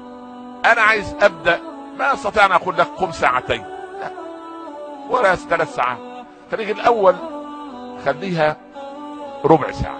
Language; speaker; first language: Arabic; native; Arabic